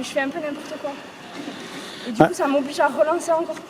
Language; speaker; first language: French; native; French